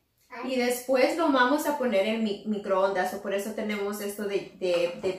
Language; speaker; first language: Spanish; early bilingual, heritage; English